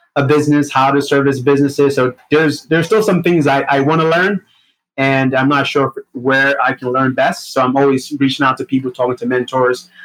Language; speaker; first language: English; native; English